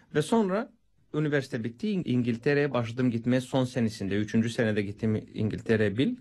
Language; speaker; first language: Turkish; non-native, fluent; Bulgarian